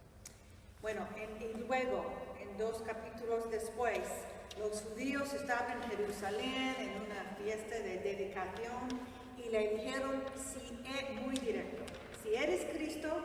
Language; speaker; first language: Spanish; non-native, fluent; English